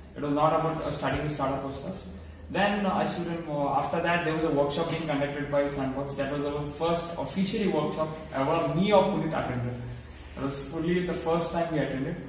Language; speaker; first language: English; non-native, local second language; Kannada